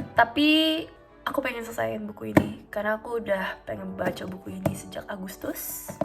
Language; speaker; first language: Indonesian; native; Indonesian